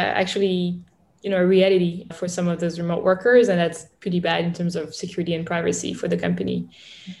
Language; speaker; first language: English; non-native, fluent; French